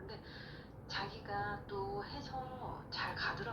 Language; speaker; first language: Korean; native; Korean